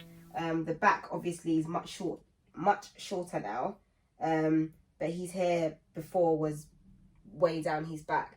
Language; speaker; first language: English; native; English